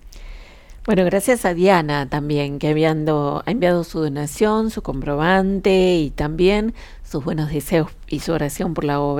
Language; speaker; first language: Spanish; native; Spanish